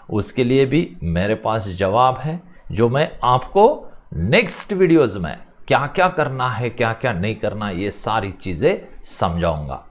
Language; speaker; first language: Hindi; non-native, local second language; Marathi